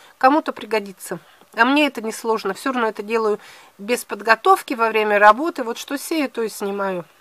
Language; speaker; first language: Russian; native; Russian